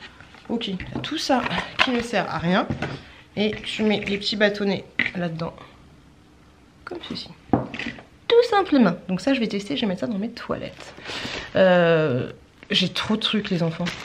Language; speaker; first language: French; native; French